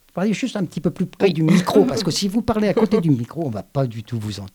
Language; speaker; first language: French; native; French